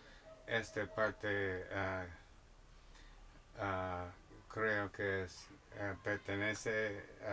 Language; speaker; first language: Spanish; non-native, learner; English